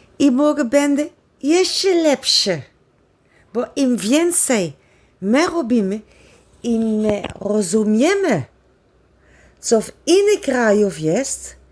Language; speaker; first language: Polish; non-native, learner; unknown